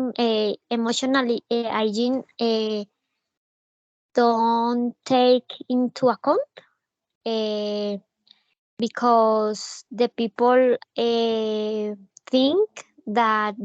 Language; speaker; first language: English; non-native, learner; Spanish